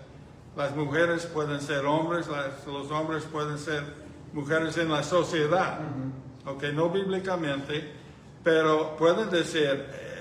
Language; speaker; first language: Spanish; non-native, fluent; English